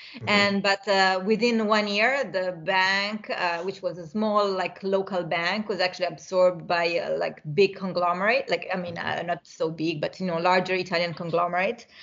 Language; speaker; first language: English; non-native, fluent; Italian